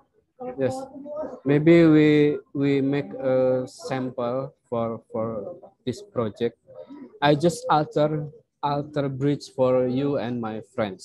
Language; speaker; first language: English; non-native, learner; Indonesian